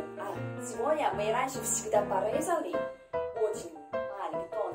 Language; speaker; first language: Russian; non-native, learner; Korean